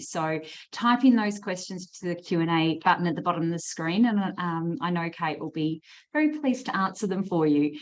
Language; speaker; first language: English; native; English